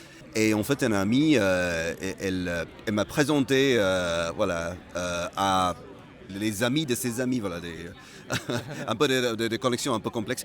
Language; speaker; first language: French; non-native, fluent; Malay